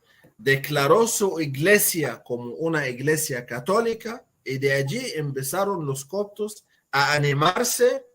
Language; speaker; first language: Spanish; non-native, fluent; Arabic